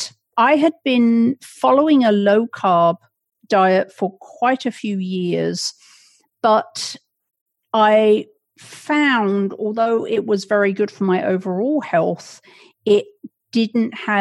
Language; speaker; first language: English; native; English